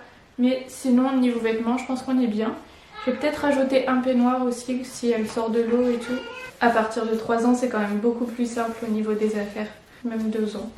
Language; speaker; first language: French; native; French